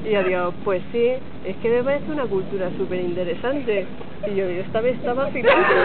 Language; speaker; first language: Spanish; native; Spanish